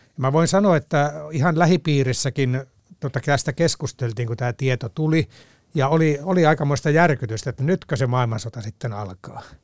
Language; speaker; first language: Finnish; native; Finnish